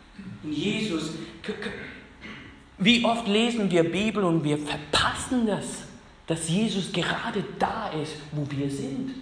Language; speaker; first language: German; non-native, fluent; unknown